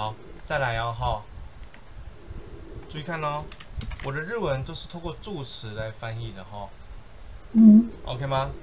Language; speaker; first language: Chinese; native; Chinese